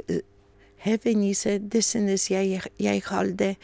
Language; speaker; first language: Danish; non-native, learner; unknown